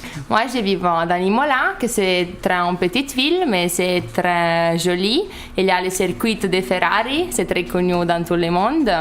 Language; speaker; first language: French; non-native, learner; Lithuanian